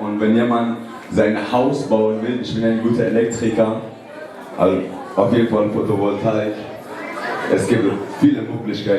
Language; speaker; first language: German; non-native, fluent; Persian